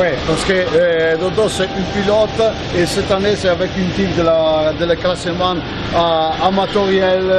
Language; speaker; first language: French; non-native, learner; Italian